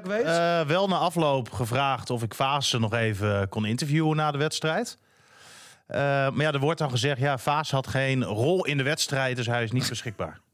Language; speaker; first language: Dutch; native; Dutch